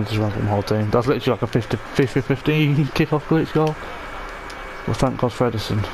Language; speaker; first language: English; native; English